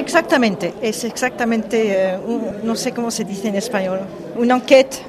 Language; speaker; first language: Spanish; early bilingual, heritage; French